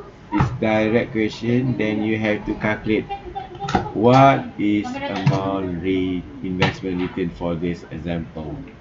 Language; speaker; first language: English; non-native, local second language; Malay